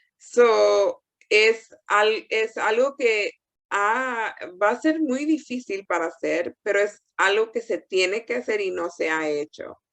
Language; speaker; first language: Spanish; early bilingual, heritage; Spanish